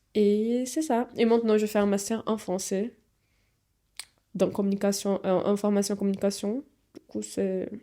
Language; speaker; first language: French; non-native, fluent; Portuguese